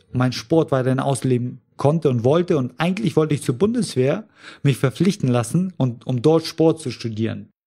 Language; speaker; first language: German; early bilingual, other home language; Russian